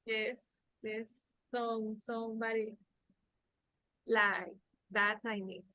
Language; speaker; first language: English; non-native, learner; Spanish